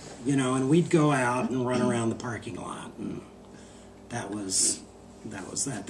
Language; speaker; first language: English; native; English